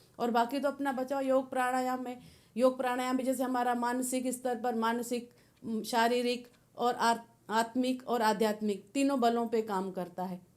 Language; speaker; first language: Hindi; native; Hindi